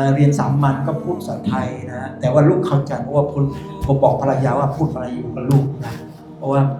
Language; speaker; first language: Thai; non-native, local second language; Pattani Malay